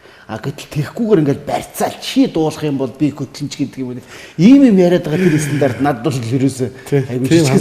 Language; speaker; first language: Mongolian; native; Mongolian